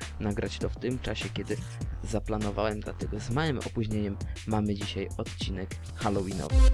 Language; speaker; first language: Polish; native; Polish